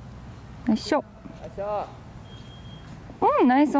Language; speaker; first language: Japanese; native; Japanese